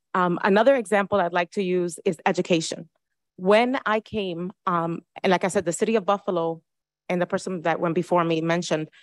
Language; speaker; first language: English; early bilingual, other home language; Spanish